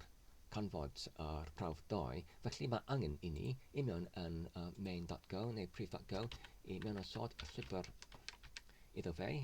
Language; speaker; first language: Welsh; non-native, learner; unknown